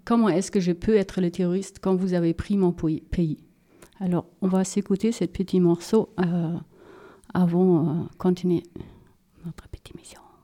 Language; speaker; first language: French; non-native, fluent; German